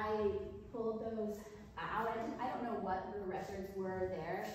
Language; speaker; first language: English; native; English